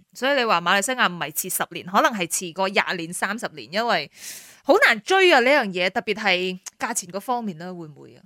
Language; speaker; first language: Cantonese; native; Cantonese